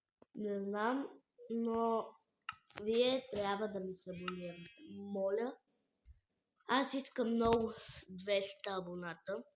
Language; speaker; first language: Bulgarian; native; Bulgarian